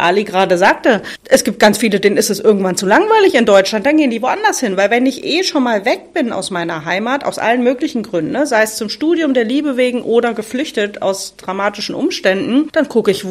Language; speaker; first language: German; native; German